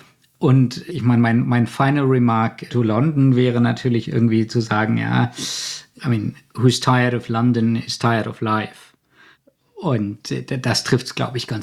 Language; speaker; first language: German; native; German